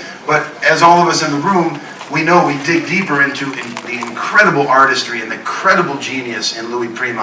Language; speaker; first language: English; native; English